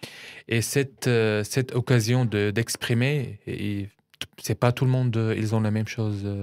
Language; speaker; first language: French; non-native, fluent; Arabic